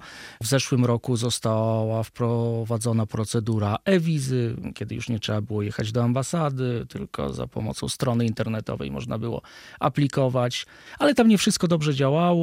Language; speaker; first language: Polish; native; Polish